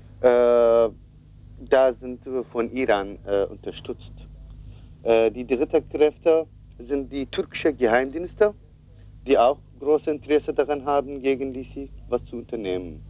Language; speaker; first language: German; non-native, learner; Kurdish